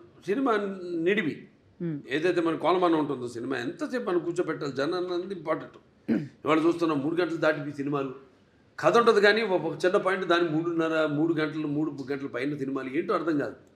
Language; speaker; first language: Telugu; native; Telugu